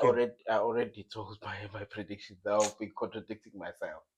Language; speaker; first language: English; non-native, local second language; Zulu